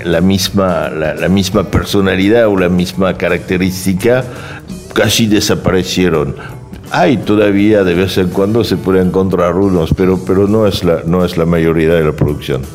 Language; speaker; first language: Spanish; non-native, fluent; French